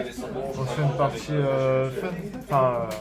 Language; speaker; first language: French; native; French